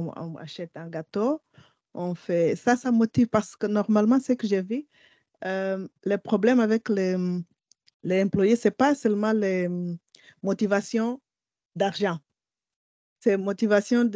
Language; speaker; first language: French; non-native, learner; Portuguese